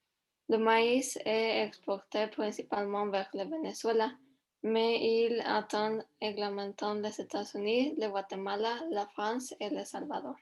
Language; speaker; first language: French; non-native, learner; Spanish